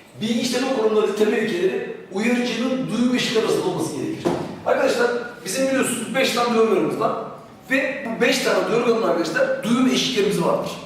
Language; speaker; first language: Turkish; native; Turkish